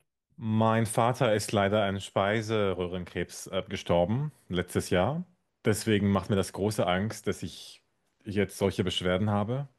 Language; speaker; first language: German; non-native, fluent; Arabic